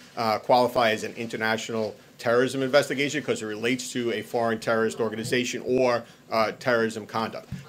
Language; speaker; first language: English; native; English